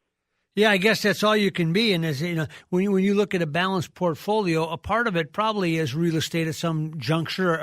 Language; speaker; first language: English; native; English